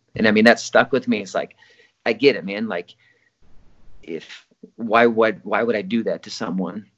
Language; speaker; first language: English; native; English